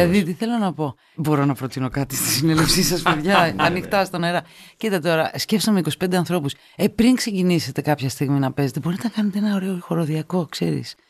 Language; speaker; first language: Greek; native; Greek